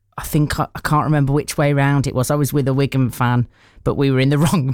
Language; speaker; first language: English; native; English